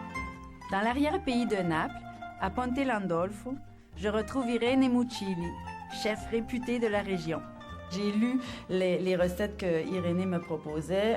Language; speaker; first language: French; native; French